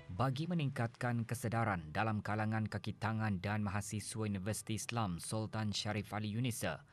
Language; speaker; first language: Malay; native; Malay